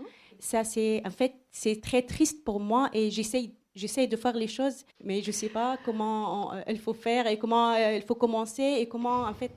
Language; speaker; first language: French; non-native, learner; Arabic